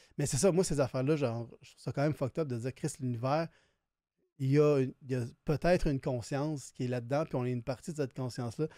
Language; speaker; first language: French; native; French